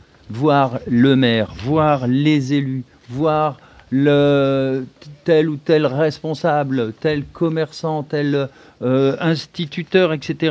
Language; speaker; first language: French; native; French